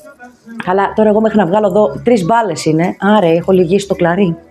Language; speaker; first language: Greek; native; Greek